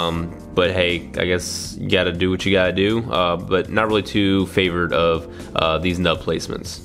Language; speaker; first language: English; native; English